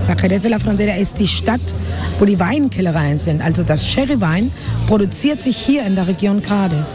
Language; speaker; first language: German; non-native, fluent; Spanish